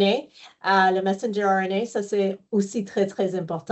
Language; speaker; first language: French; non-native, fluent; English